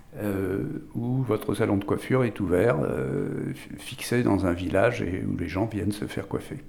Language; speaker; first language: French; native; French